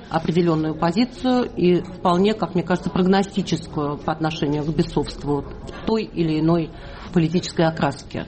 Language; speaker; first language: Russian; native; Russian